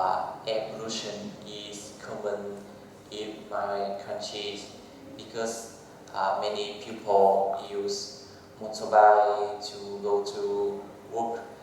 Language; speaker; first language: English; non-native, learner; Vietnamese